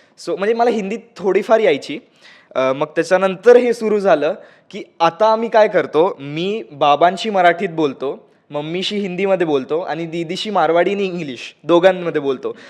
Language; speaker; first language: Marathi; non-native, local second language; Marwari